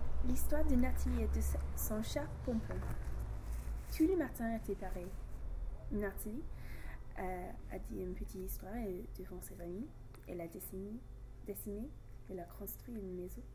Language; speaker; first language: French; non-native, learner; English